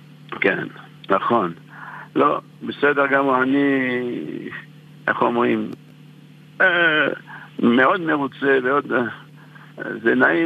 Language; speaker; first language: Hebrew; non-native, fluent; French